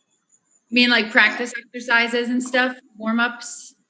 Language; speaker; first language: English; native; English